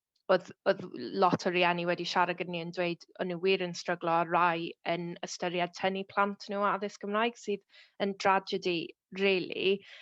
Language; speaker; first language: Welsh; native; Welsh